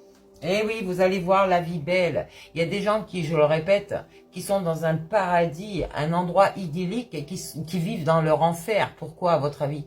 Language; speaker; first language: French; native; French